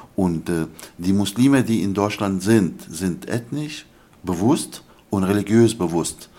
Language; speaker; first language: German; non-native, fluent; Arabic